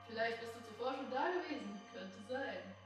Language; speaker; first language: German; native; German